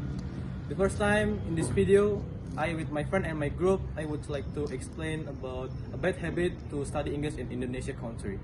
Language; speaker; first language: English; non-native, learner; Indonesian